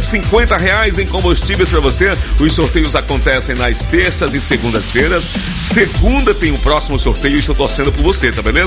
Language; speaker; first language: Portuguese; native; Portuguese